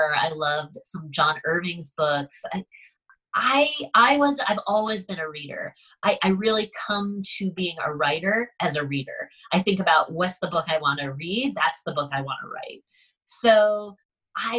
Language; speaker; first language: English; native; English